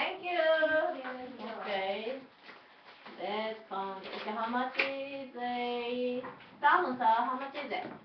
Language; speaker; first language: English; non-native, learner; Japanese